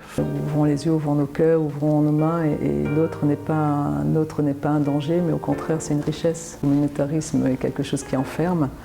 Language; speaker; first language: French; native; French